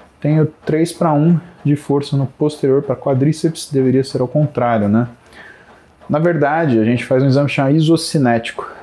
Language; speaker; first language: Portuguese; native; Portuguese